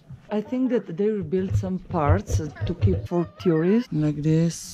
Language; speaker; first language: English; non-native, fluent; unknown